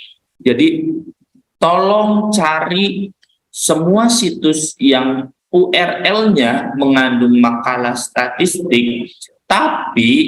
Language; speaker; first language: Indonesian; native; Indonesian